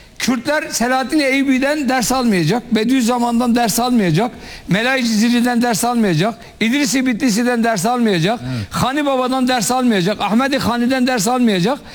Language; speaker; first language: Turkish; non-native, local second language; Kurdish